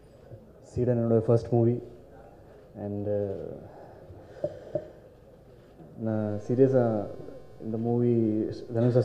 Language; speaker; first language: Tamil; non-native, fluent; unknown